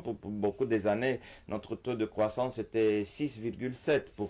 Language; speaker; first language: French; non-native, fluent; Romanian